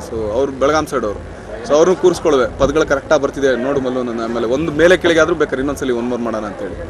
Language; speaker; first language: Kannada; native; Kannada